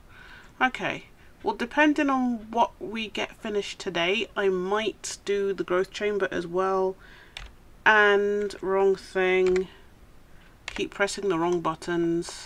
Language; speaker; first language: English; native; English